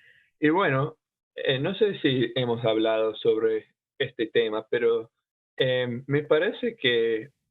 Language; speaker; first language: Spanish; non-native, fluent; English